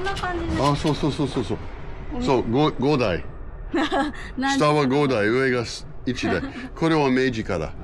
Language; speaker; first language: Japanese; non-native, learner; English